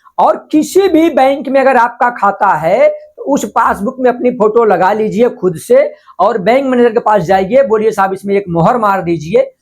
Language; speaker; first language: Hindi; non-native, local second language; Marathi